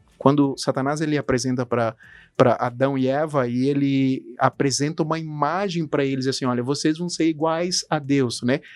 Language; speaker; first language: Portuguese; non-native, fluent; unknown